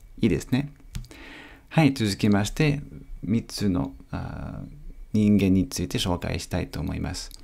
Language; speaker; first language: Japanese; non-native, fluent; French